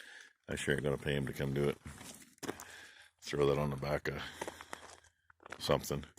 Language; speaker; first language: English; native; English